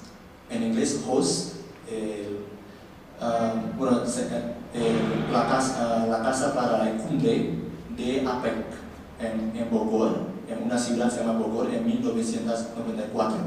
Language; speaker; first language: Spanish; non-native, learner; Indonesian